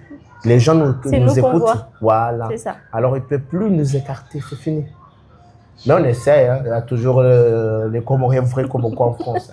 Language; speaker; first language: French; non-native, local second language; Ngazidja Comorian